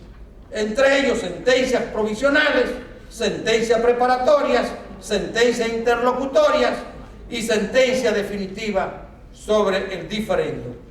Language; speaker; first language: Spanish; native; Spanish